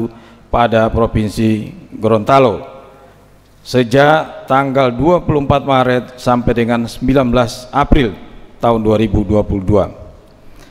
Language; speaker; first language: Indonesian; native; Indonesian